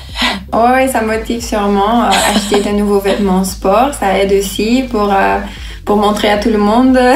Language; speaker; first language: French; non-native, local second language; Dutch